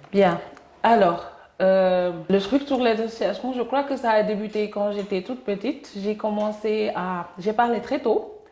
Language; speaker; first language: French; non-native, local second language; Wolof